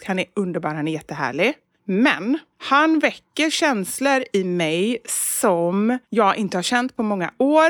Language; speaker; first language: Swedish; native; Swedish